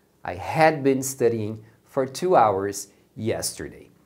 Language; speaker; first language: English; non-native, fluent; Portuguese